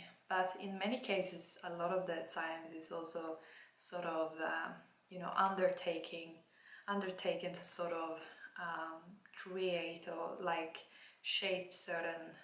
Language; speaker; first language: English; non-native, fluent; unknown